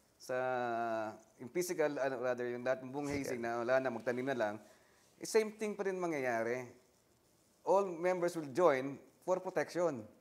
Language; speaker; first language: Filipino; native; Filipino